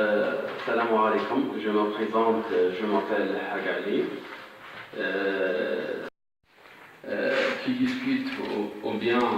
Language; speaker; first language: French; non-native, learner; Arabic